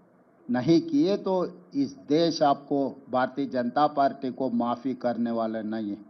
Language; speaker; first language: Hindi; non-native, local second language; Telugu